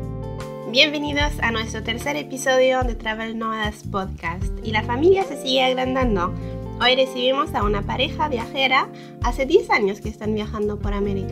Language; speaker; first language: Spanish; non-native, fluent; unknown